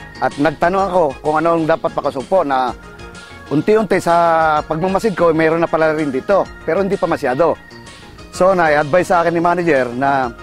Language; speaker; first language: Filipino; native; Filipino